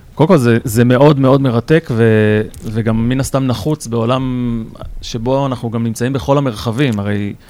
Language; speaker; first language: Hebrew; native; Hebrew